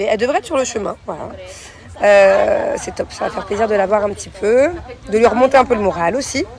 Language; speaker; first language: French; native; French